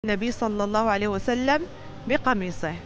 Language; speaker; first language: Arabic; native; Arabic